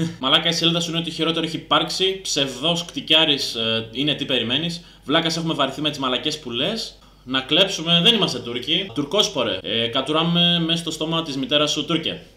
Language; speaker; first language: Greek; early bilingual, other home language; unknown